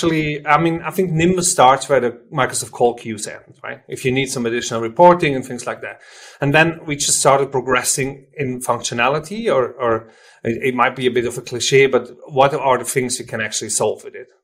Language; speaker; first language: English; non-native, fluent; German